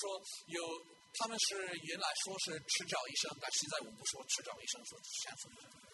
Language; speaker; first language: Chinese; non-native, fluent; English